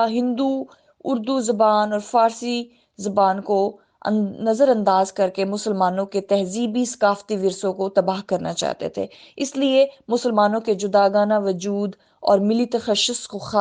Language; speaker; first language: Urdu; native; Urdu